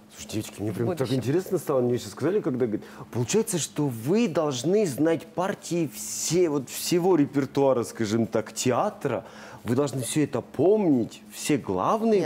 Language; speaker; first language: Russian; native; Russian